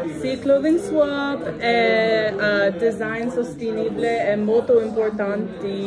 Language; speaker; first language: Italian; non-native, learner; English